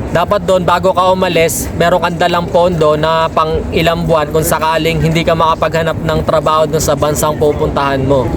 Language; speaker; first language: Filipino; native; Filipino